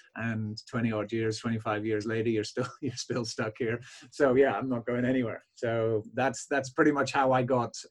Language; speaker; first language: English; native; English